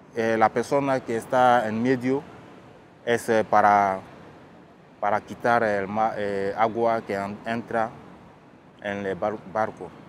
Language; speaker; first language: Spanish; non-native, fluent; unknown